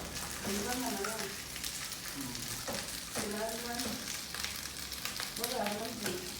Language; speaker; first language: Filipino; non-native, learner; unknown